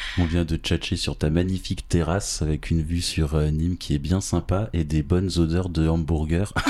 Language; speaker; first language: French; native; French